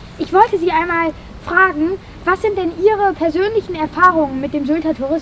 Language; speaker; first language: German; native; German